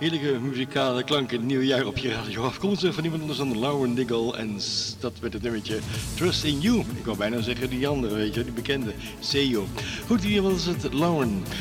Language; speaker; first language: Dutch; native; Dutch